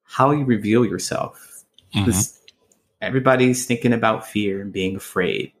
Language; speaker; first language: English; native; English